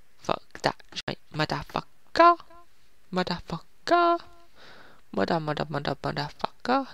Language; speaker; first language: English; native; English